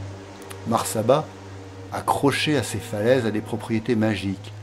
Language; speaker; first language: French; native; French